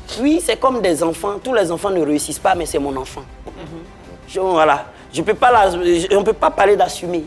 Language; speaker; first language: French; non-native, local second language; Baoulé